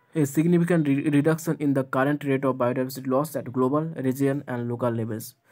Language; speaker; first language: English; non-native, local second language; Bangla